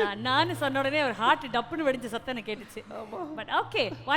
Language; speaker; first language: Tamil; native; Tamil